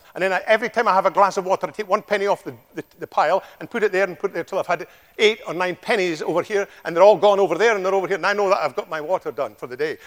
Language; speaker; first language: English; native; English